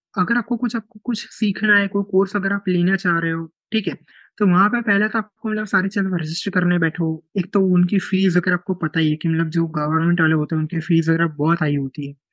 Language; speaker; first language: Hindi; non-native, local second language; Gujarati